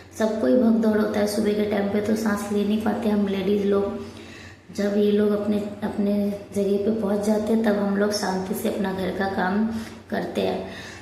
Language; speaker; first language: Hindi; non-native, local second language; Bangla